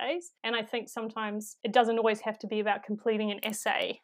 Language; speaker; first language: English; native; English